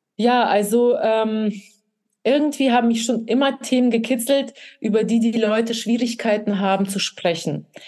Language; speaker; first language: German; early bilingual, other home language; Russian